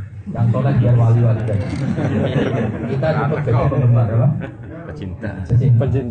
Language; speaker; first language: Indonesian; native; Indonesian